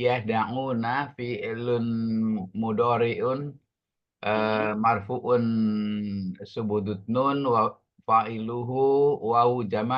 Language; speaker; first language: Arabic; non-native, learner; Indonesian